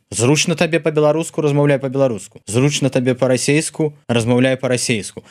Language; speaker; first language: Belarusian; non-native, local second language; Russian